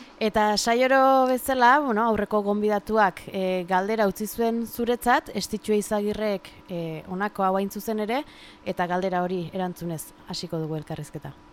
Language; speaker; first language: Basque; native; Basque